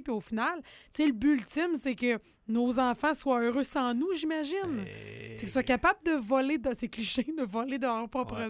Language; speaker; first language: French; native; French